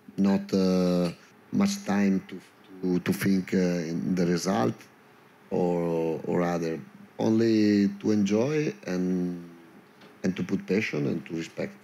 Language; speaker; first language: English; non-native, learner; Italian